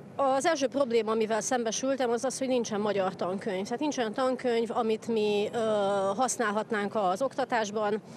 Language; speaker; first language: Hungarian; native; Hungarian